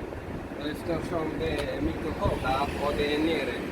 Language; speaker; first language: Swedish; non-native, learner; Tigrinya